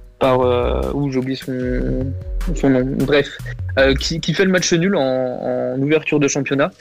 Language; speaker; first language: French; native; French